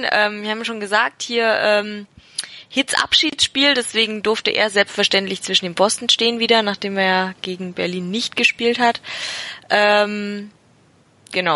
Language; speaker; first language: German; native; German